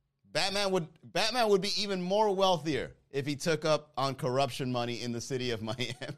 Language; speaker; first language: English; native; English